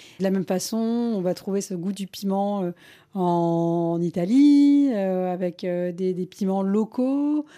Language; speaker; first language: French; early bilingual, other home language; Malayalam